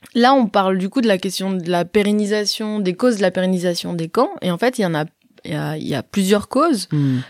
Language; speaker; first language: French; early bilingual, other home language; Arabic